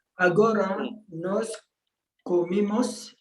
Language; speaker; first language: Portuguese; non-native, learner; Arabic